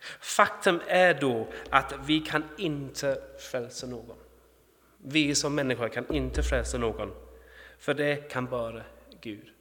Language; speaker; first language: Swedish; non-native, fluent; English